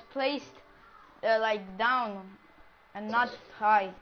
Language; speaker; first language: English; non-native, learner; Greek